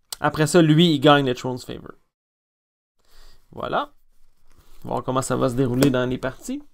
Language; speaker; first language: French; native; French